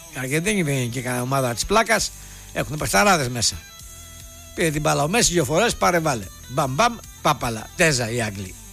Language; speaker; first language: Greek; native; Greek